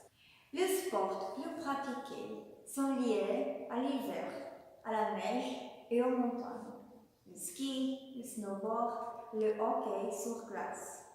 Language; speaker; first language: French; non-native, learner; Portuguese